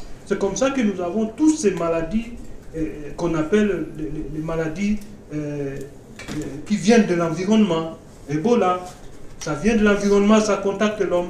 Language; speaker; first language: French; non-native, local second language; Swahili